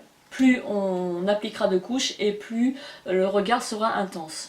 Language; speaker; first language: French; native; French